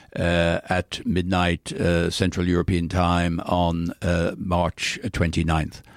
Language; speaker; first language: English; native; English